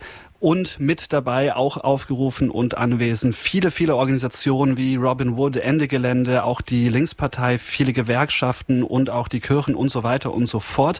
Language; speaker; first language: German; native; German